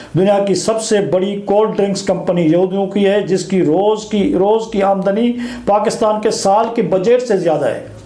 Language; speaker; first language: Urdu; non-native, local second language; Sindhi